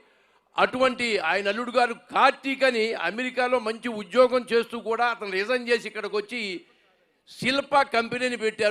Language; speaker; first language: Telugu; native; Telugu